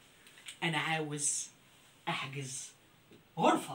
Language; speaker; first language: Arabic; native; Arabic